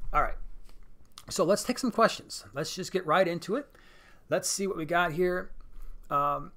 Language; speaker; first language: English; native; English